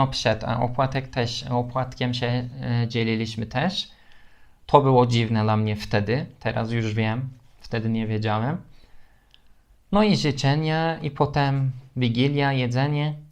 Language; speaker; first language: Polish; non-native, learner; Turkish